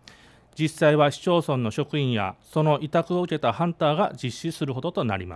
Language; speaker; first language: Japanese; native; Japanese